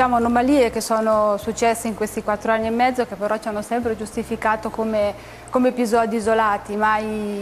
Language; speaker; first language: Italian; native; Italian